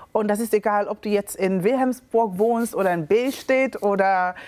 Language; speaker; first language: German; early bilingual, other home language; Akan